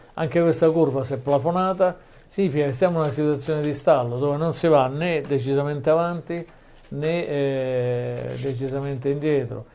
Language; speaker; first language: Italian; native; Italian